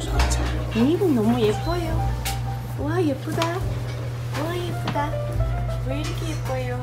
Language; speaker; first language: Korean; non-native, learner; Dutch